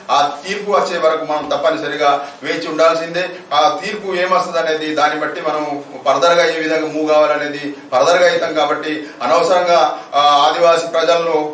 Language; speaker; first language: Telugu; non-native, local second language; Gondi